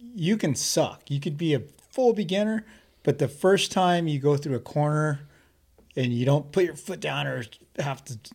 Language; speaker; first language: English; native; English